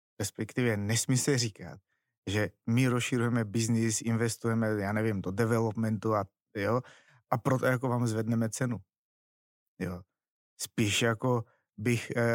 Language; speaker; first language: Czech; non-native, fluent; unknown